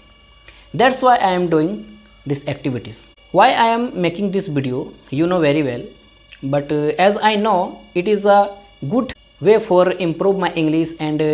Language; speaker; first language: English; non-native, learner; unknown